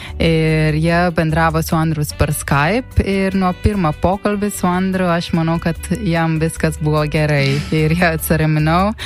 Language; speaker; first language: Lithuanian; non-native, learner; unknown